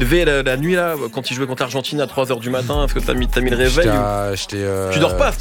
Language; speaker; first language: French; native; French